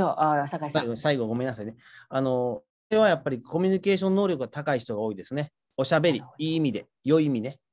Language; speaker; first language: Japanese; native; Japanese